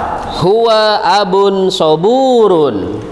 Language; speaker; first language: Arabic; non-native, fluent; Indonesian